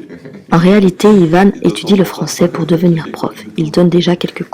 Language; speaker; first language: French; native; French